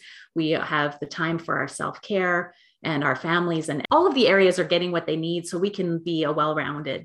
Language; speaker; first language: English; native; English